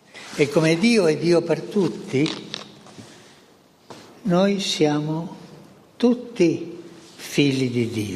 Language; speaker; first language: Italian; non-native, fluent; Spanish